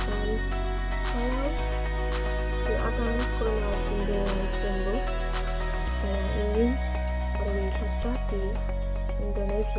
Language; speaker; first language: Indonesian; non-native, learner; Korean